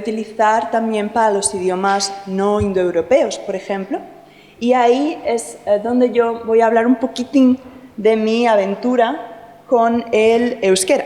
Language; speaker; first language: Spanish; native; Spanish